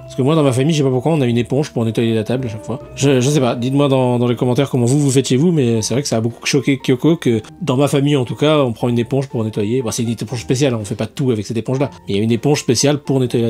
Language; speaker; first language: French; native; French